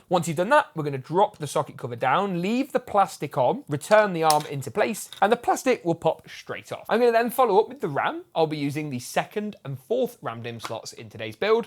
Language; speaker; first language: English; native; English